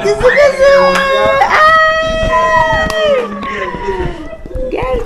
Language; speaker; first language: Turkish; non-native, learner; Filipino